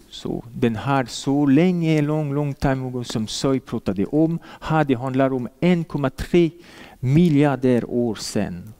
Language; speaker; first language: Swedish; non-native, fluent; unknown